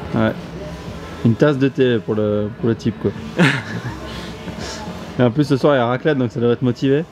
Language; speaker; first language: French; native; French